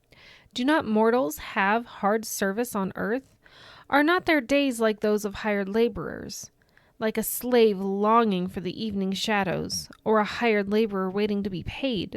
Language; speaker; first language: English; native; English